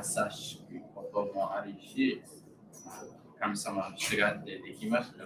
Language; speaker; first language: Japanese; non-native, learner; English